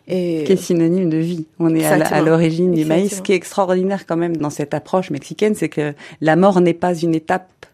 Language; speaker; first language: French; native; French